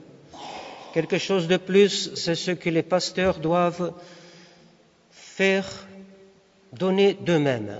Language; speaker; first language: French; non-native, fluent; Portuguese